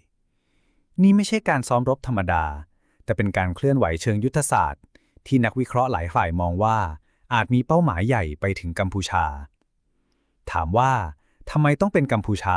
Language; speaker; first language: Thai; native; Thai